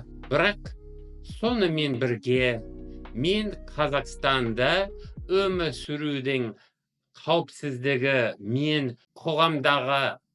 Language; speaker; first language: Kazakh; non-native, fluent; English